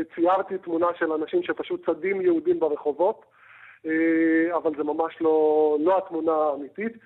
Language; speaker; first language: Hebrew; native; Hebrew